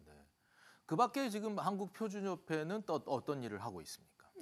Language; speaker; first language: Korean; native; Korean